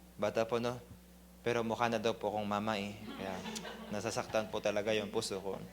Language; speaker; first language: Filipino; non-native, fluent; Korean